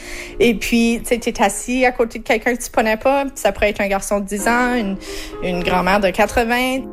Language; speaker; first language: French; native; French